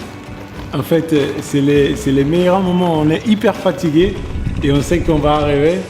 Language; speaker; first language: French; non-native, fluent; Portuguese